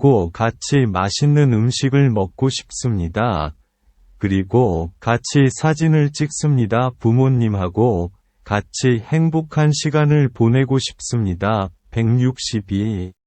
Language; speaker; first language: Korean; non-native, learner; Vietnamese